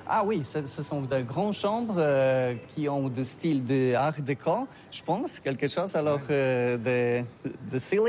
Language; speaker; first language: French; non-native, learner; Polish